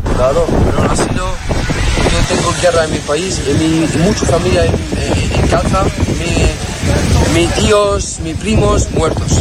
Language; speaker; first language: Spanish; non-native, learner; Arabic